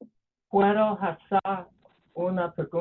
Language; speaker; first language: Spanish; non-native, learner; English